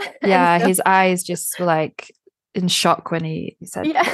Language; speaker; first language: English; native; English